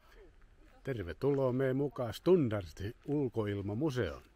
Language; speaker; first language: Finnish; native; Finnish